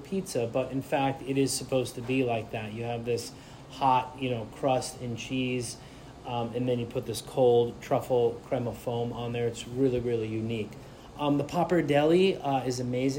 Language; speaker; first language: English; native; English